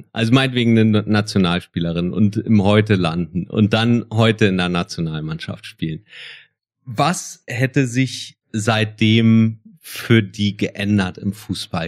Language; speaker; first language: German; native; German